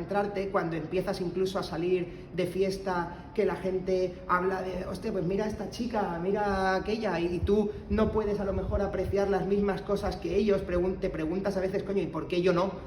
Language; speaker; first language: Spanish; native; Spanish